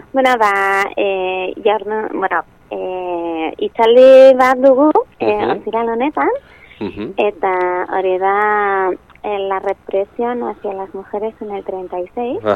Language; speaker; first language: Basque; non-native, local second language; Spanish